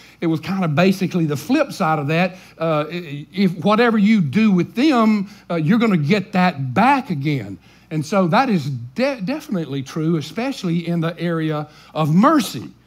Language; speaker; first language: English; native; English